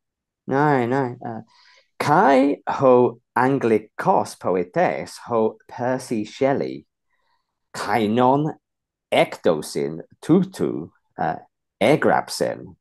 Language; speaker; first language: Greek; non-native, fluent; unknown